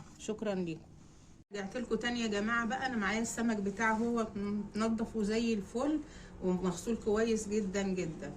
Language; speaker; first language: Arabic; native; Arabic